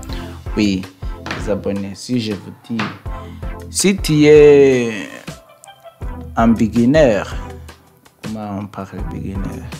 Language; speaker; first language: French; non-native, learner; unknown